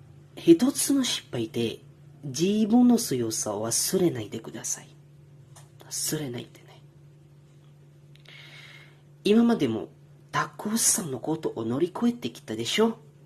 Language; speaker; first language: Japanese; non-native, learner; Indonesian